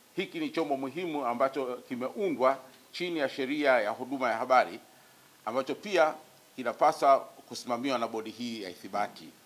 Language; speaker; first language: Swahili; native; Swahili